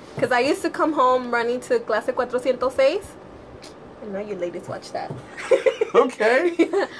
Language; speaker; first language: English; native; English